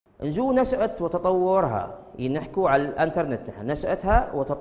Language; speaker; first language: Arabic; native; Arabic